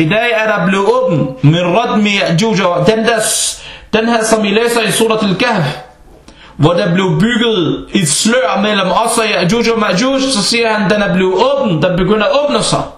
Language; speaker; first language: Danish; non-native, fluent; Arabic